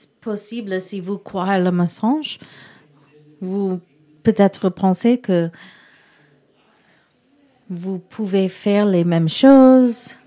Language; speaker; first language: French; non-native, learner; English